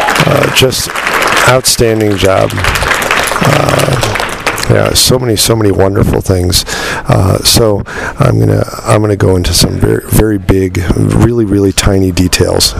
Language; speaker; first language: English; native; English